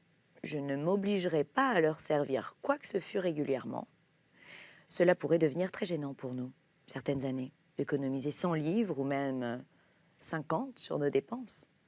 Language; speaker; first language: French; native; French